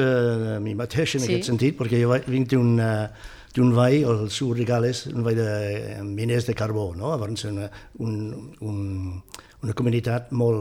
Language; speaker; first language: Catalan; non-native, fluent; English